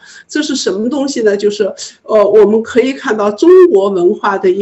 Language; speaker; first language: Chinese; native; Chinese